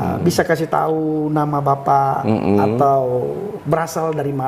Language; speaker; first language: Malay; native; Malay